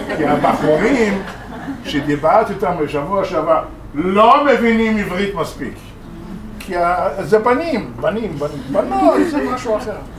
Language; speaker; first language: Hebrew; non-native, local second language; Arabic